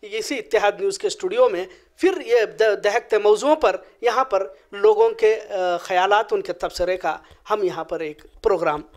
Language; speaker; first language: Urdu; native; Urdu